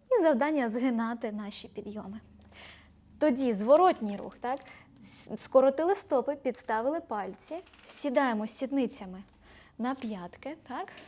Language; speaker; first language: Ukrainian; non-native, local second language; Russian